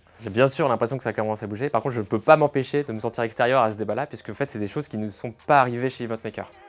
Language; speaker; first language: French; native; French